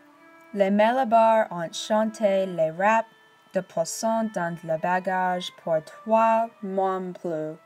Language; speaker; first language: French; non-native, learner; English